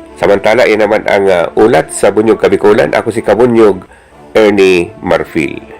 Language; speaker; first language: Filipino; non-native, local second language; Bikol